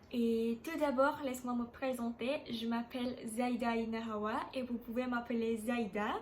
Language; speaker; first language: French; non-native, learner; Indonesian